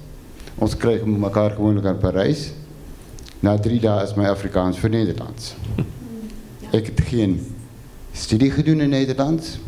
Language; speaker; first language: Afrikaans; non-native, fluent; French